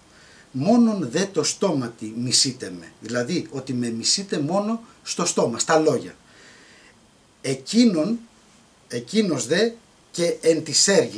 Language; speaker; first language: Greek; native; Greek